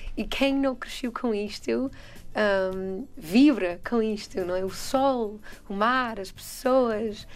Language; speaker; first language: Portuguese; non-native, fluent; English